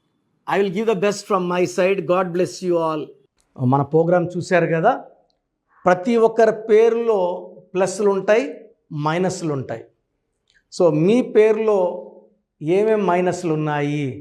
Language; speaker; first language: Telugu; native; Telugu